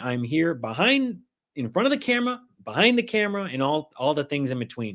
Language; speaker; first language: English; native; English